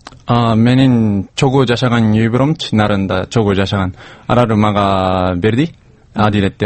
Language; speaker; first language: Kyrgyz; non-native, learner; Japanese